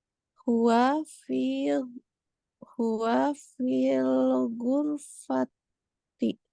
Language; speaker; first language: Arabic; non-native, learner; Indonesian